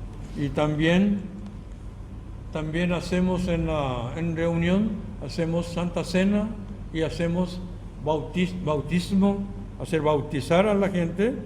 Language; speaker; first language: Spanish; non-native, learner; Korean